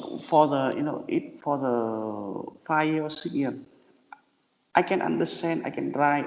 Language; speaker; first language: English; non-native, learner; Vietnamese